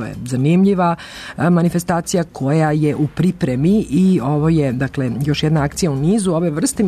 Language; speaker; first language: Serbian; native; Serbian